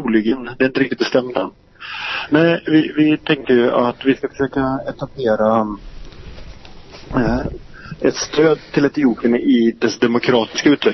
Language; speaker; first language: Swedish; native; Swedish